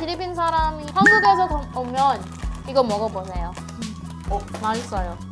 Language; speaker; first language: Korean; non-native, learner; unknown